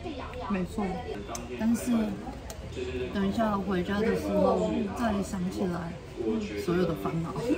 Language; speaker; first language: Chinese; non-native, learner; Korean